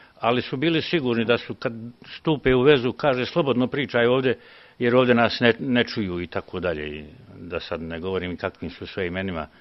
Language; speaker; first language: Serbian; native; Serbian